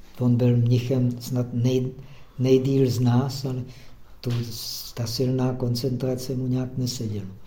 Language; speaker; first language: Czech; native; Czech